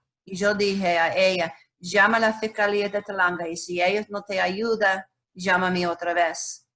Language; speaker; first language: Spanish; non-native, learner; English